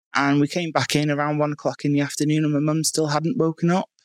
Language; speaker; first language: English; native; English